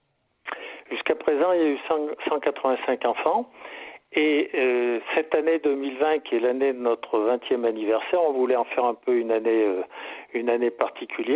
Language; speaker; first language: French; native; French